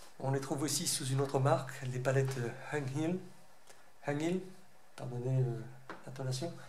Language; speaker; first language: French; native; French